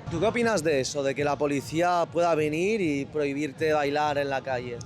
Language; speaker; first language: Spanish; native; Spanish